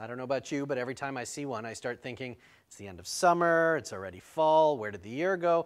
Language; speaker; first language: English; native; English